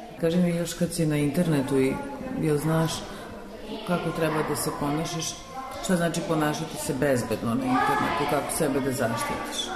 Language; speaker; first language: Serbian; native; Serbian